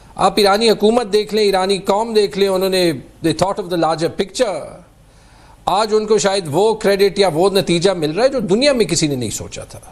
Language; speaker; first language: Urdu; non-native, local second language; Pashto